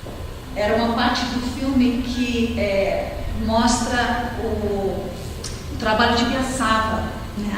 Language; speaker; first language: Portuguese; non-native, fluent; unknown